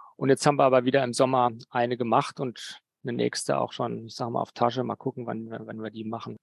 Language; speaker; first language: German; native; German